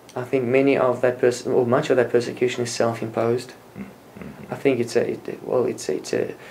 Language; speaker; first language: English; non-native, local second language; Afrikaans